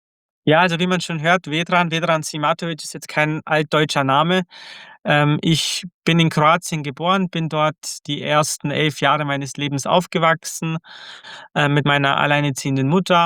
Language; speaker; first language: German; early bilingual, other home language; Croatian